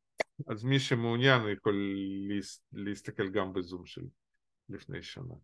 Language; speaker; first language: Hebrew; non-native, fluent; Russian